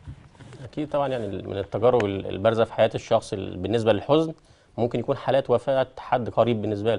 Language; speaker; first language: Arabic; native; Arabic